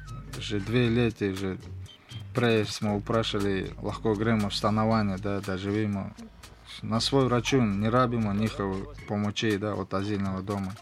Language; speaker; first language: Slovenian; non-native, learner; Russian